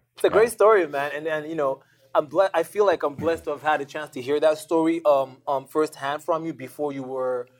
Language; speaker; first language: English; non-native, local second language; Shona